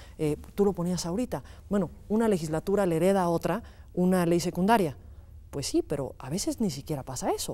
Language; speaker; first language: Spanish; native; Spanish